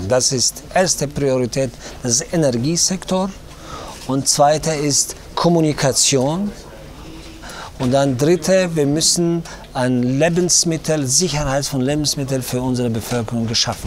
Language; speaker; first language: German; non-native, learner; Tajik